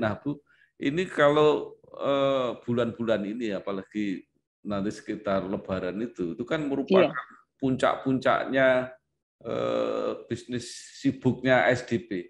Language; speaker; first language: Indonesian; native; Indonesian